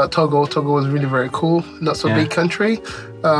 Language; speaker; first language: English; non-native, local second language; Yoruba